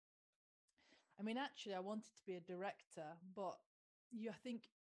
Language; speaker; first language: English; native; English